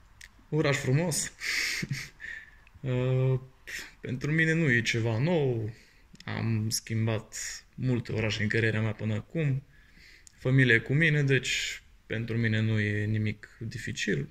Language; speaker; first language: Romanian; non-native, fluent; Bulgarian